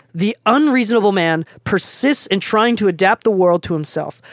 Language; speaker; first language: English; non-native, fluent; Japanese